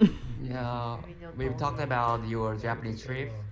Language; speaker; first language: English; non-native, learner; Japanese